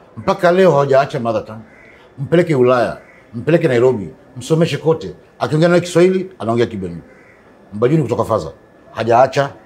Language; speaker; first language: Swahili; non-native, local second language; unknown